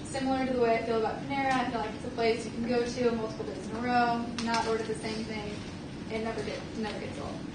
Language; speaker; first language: English; native; English